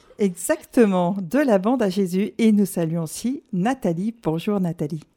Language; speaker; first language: French; native; French